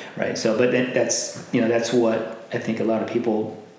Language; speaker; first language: English; native; English